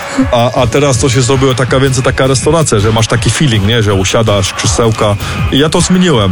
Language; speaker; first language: Polish; early bilingual, heritage; German